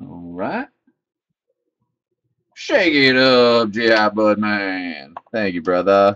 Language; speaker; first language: English; native; English